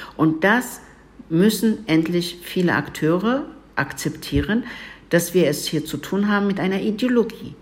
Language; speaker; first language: German; early bilingual, other home language; Turkish